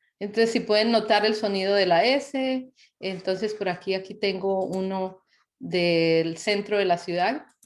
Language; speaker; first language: Spanish; native; Spanish